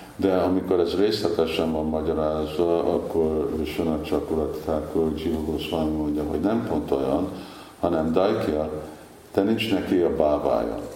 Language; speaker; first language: Hungarian; early bilingual, heritage; Hungarian